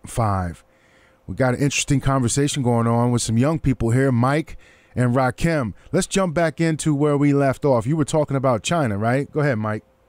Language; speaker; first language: English; native; English